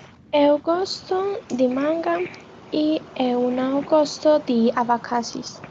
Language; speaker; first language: Portuguese; non-native, learner; Spanish